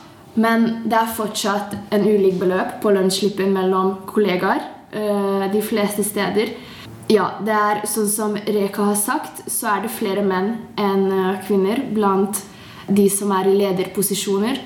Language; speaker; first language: Norwegian; non-native, fluent; Hungarian